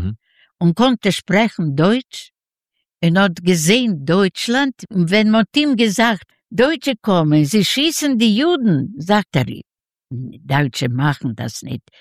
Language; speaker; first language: German; non-native, learner; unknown